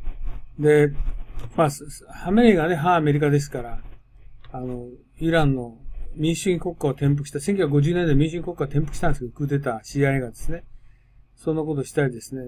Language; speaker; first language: Japanese; native; Japanese